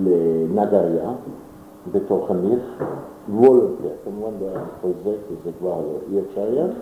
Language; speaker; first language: Hebrew; non-native, fluent; German